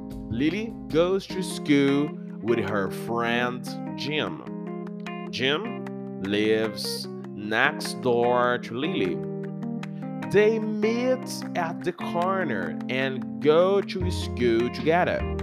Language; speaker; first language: English; non-native, fluent; Portuguese